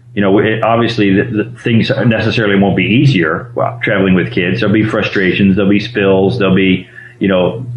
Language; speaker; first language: English; native; English